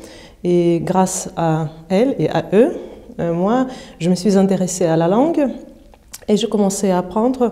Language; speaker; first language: French; non-native, fluent; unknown